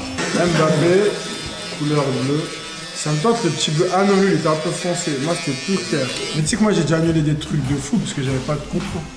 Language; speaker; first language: French; native; French